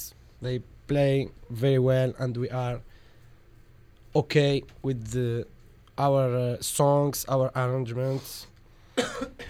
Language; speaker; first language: English; non-native, learner; Arabic